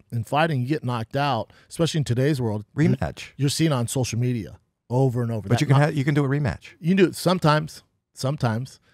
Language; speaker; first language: English; native; English